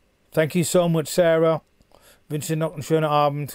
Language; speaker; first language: German; non-native, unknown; English